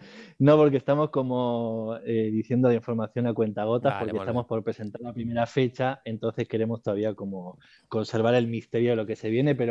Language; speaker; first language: Spanish; native; Spanish